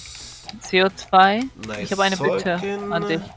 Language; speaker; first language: German; native; German